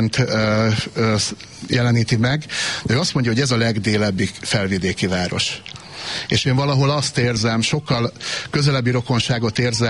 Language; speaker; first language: Hungarian; native; Hungarian